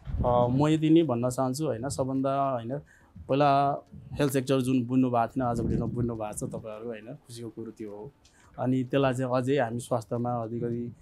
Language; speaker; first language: Nepali; non-native, local second language; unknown